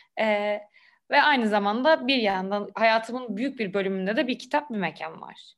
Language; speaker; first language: Turkish; native; Turkish